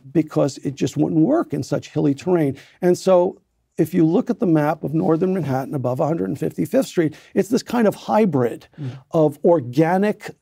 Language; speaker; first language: English; native; English